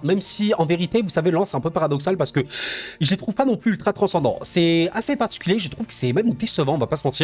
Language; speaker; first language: French; native; French